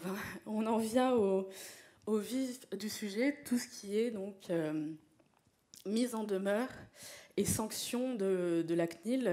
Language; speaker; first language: French; native; French